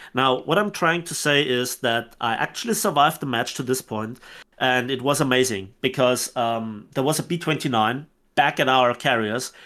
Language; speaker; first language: English; non-native, fluent; German